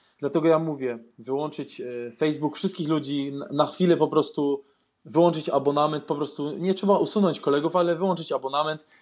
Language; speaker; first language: Polish; early bilingual, heritage; Polish